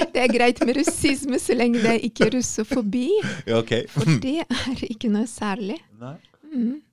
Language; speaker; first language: Norwegian; non-native, fluent; Russian